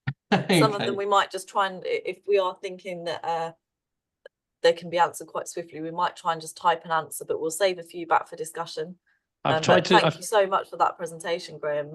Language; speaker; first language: English; native; English